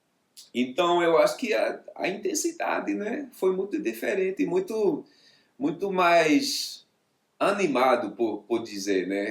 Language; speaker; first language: Portuguese; non-native, fluent; English